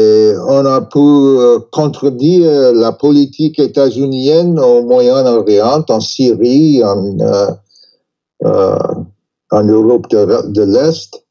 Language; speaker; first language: French; non-native, learner; English